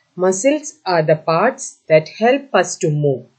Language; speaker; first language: English; non-native, local second language; Malayalam